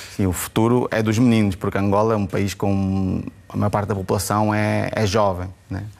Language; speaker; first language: Portuguese; native; Portuguese